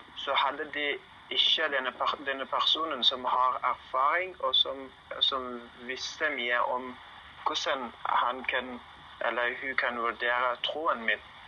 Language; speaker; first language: Norwegian; non-native, learner; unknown